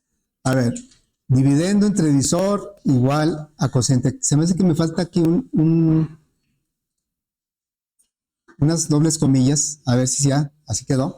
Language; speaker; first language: Spanish; native; Spanish